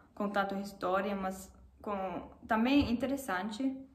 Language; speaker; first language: Portuguese; non-native, learner; German